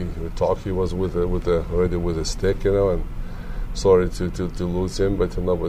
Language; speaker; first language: English; non-native, learner; Lithuanian